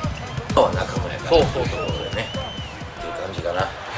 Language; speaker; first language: Japanese; native; Japanese